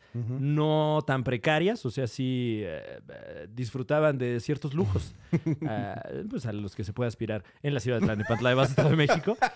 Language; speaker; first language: Spanish; native; Spanish